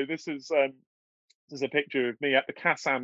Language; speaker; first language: English; native; English